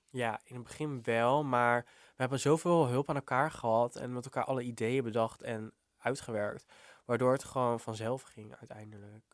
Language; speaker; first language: Dutch; native; Dutch